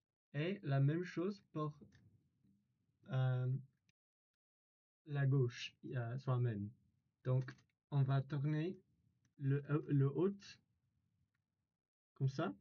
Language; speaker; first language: French; non-native, learner; English